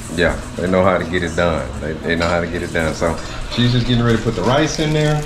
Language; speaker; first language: English; native; English